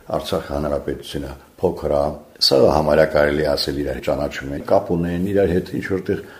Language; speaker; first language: Armenian; native; Armenian